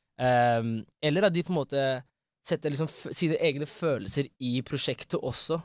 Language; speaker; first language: Norwegian; early bilingual, other home language; Amharic